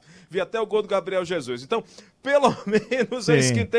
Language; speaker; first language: Portuguese; native; Portuguese